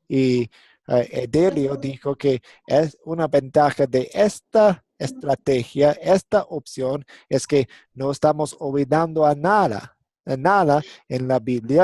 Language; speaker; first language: Spanish; non-native, fluent; English